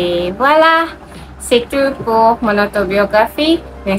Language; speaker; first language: French; non-native, learner; Malay